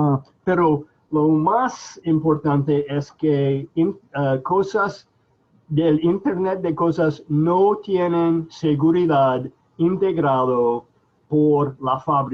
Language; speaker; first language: Spanish; non-native, fluent; English